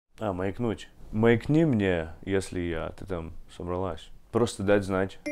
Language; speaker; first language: Russian; non-native, fluent; English